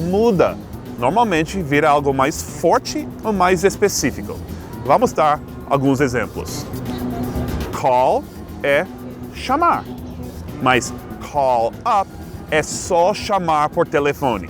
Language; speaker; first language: Portuguese; non-native, fluent; English